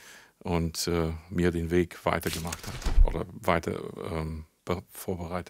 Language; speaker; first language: German; non-native, fluent; English